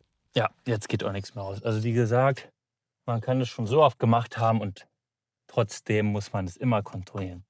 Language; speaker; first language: German; native; German